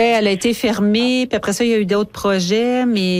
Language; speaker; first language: French; native; French